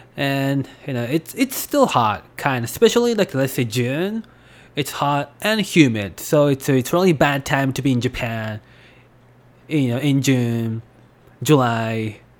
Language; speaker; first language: English; non-native, fluent; Japanese